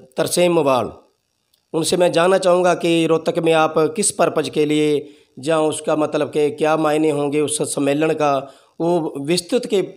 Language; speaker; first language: Hindi; non-native, local second language; Punjabi